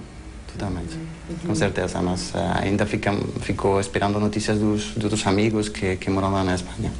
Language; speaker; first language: Portuguese; non-native, fluent; Spanish